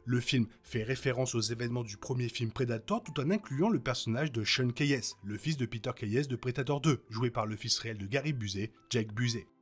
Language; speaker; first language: French; native; French